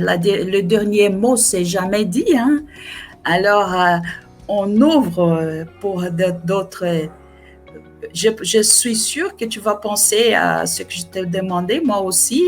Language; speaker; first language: French; non-native, fluent; Portuguese